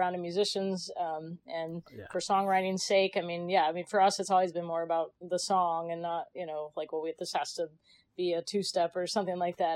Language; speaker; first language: English; native; English